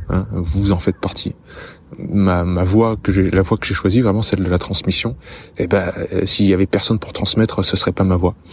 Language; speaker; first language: French; native; French